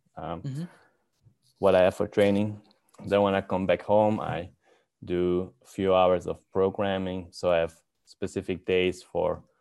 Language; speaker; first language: English; non-native, fluent; Dutch